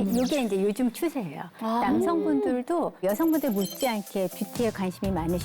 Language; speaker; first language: Korean; native; Korean